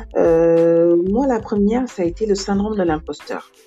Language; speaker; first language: French; non-native, local second language; Wolof